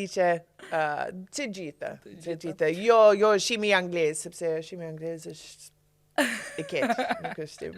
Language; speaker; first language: Albanian; non-native, learner; English